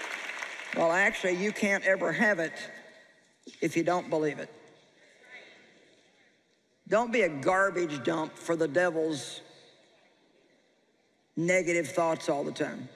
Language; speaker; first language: English; native; English